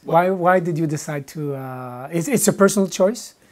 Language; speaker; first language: English; non-native, fluent; French